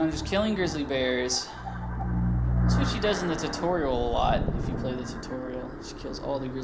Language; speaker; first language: English; native; English